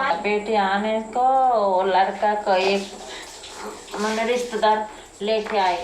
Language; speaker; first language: Hindi; non-native, local second language; Odia